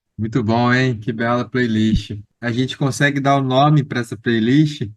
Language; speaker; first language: Portuguese; native; Portuguese